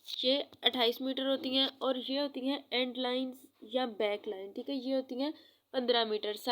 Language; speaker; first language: Urdu; non-native, local second language; Punjabi